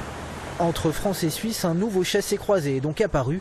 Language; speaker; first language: French; native; French